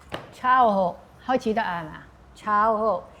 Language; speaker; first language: Cantonese; native; Cantonese